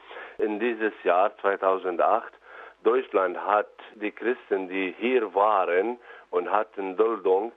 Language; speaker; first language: German; non-native, fluent; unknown